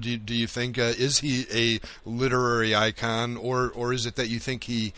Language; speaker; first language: English; native; English